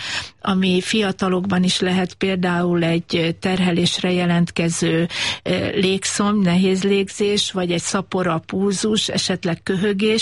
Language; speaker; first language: Hungarian; native; Hungarian